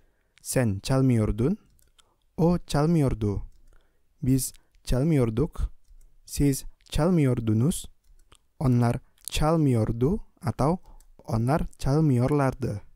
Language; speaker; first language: Turkish; non-native, fluent; Indonesian